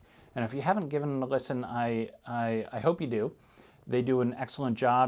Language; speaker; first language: English; native; English